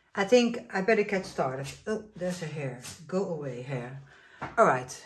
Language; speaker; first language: English; non-native, fluent; Dutch